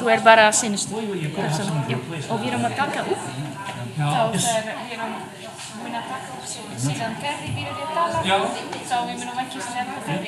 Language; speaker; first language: Icelandic; non-native, fluent; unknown